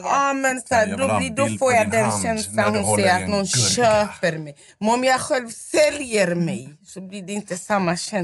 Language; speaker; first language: Swedish; non-native, local second language; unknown